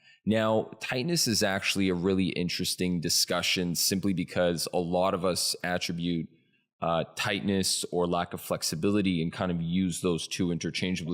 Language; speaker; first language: English; native; English